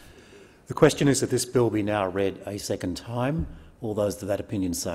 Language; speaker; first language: English; native; English